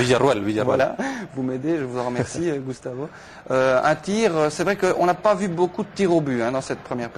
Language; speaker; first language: French; native; French